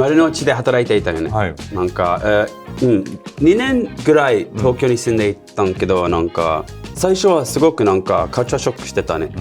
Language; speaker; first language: Japanese; non-native, learner; English